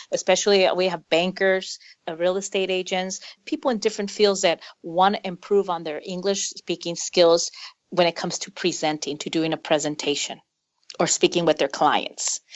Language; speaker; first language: English; early bilingual, other home language; Spanish